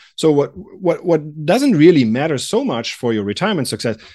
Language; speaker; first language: English; non-native, fluent; German